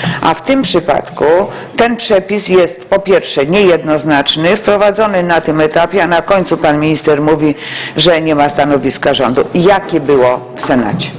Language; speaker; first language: Polish; native; Polish